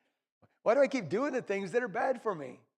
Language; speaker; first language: English; native; English